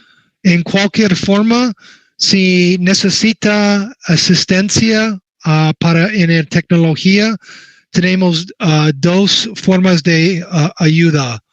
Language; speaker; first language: Spanish; non-native, learner; English